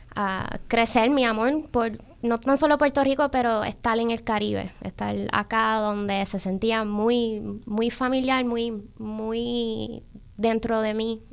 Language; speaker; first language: Spanish; early bilingual, heritage; Spanish